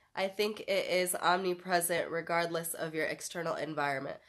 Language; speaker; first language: English; native; English